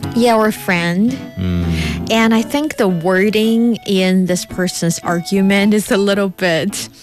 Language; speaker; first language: English; non-native, fluent; Chinese